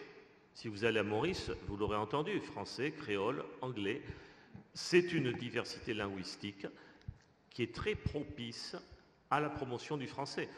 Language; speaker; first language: French; native; French